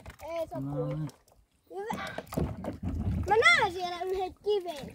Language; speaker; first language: Finnish; early bilingual, other home language; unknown